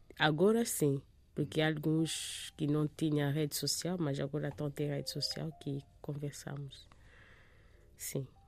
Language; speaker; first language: Portuguese; non-native, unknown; Lingala